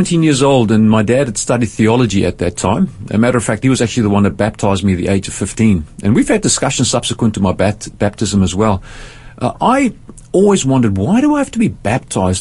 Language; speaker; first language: English; native; English